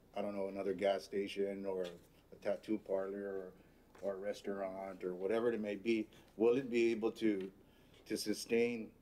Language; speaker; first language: English; early bilingual, other home language; Spanish